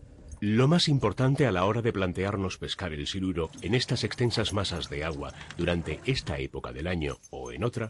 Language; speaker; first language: Spanish; native; Spanish